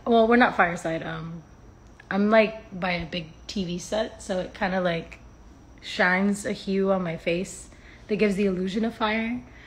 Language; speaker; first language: English; early bilingual, other home language; Spanish